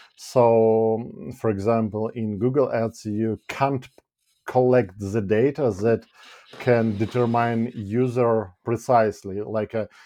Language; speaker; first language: English; non-native, fluent; Ukrainian